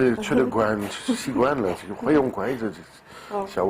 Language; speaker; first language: Chinese; non-native, fluent; French